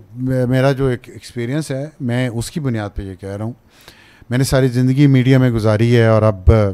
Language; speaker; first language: Urdu; non-native, local second language; Punjabi